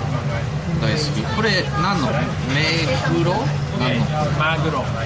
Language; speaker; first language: Japanese; non-native, learner; English